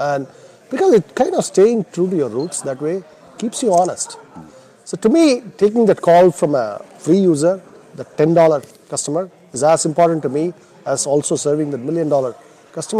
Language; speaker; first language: English; non-native, local second language; Tamil